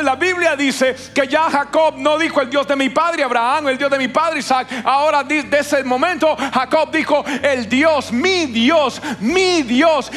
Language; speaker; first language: Spanish; native; Spanish